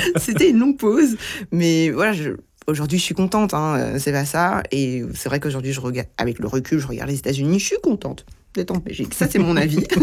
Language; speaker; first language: French; early bilingual, other home language; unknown